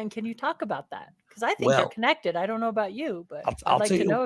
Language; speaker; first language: English; native; English